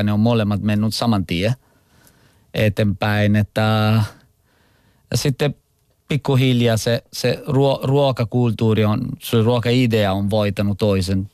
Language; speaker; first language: Finnish; non-native, local second language; Italian